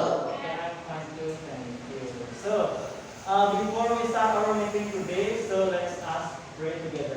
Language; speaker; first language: English; non-native, learner; Indonesian